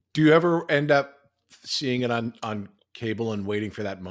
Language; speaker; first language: English; native; English